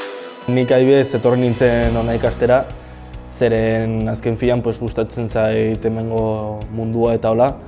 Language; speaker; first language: Basque; non-native, local second language; Spanish